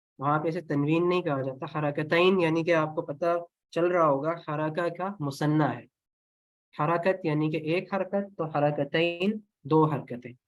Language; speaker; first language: Urdu; native; Urdu